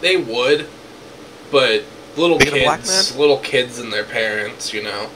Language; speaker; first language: English; native; English